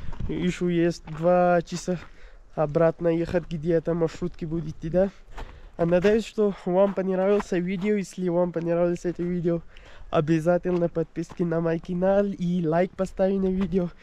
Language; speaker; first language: Russian; non-native, learner; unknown